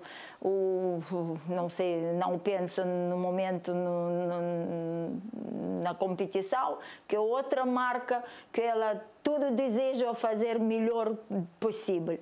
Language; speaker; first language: Portuguese; non-native, learner; Russian